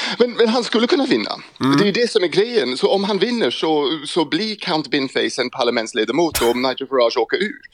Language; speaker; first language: Swedish; non-native, fluent; English